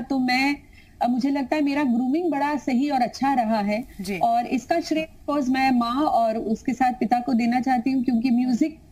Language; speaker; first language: Hindi; non-native, local second language; Tamil